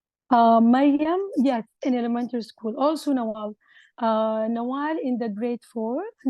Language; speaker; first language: English; non-native, learner; Arabic